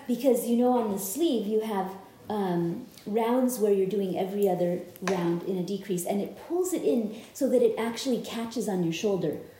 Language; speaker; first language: English; native; English